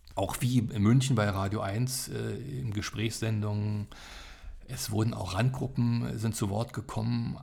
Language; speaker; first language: German; native; German